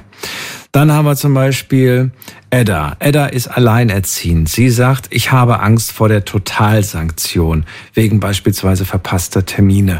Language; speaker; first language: German; native; German